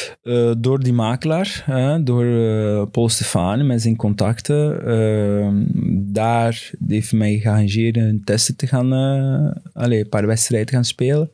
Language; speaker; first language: Dutch; non-native, fluent; Portuguese